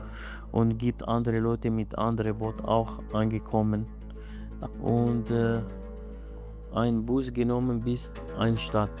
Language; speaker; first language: German; non-native, learner; Arabic